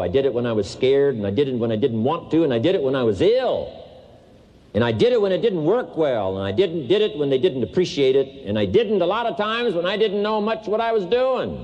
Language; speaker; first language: English; native; English